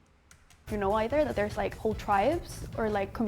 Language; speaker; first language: English; non-native, fluent; Spanish